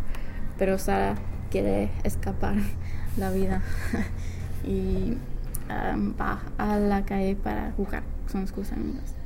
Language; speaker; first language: Spanish; non-native, learner; English